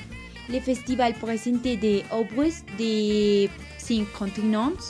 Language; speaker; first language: French; non-native, learner; Spanish